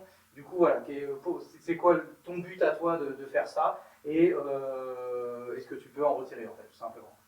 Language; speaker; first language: French; native; French